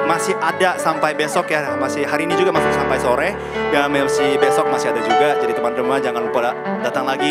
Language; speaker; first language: Indonesian; non-native, fluent; Japanese